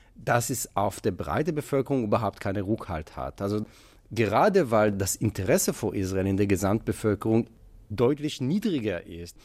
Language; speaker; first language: German; non-native, fluent; Hebrew